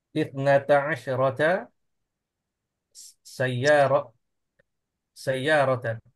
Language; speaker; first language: Arabic; non-native, learner; Indonesian